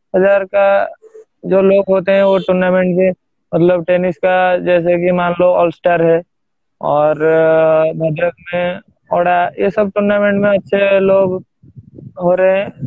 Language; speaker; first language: Hindi; non-native, local second language; Odia